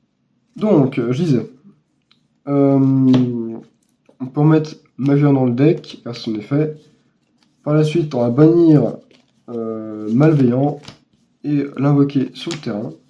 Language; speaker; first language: French; native; French